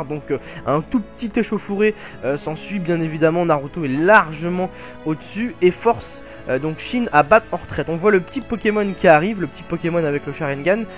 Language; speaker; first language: French; native; French